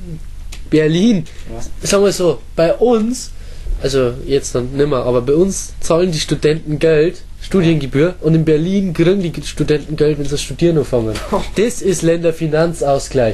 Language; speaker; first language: German; native; German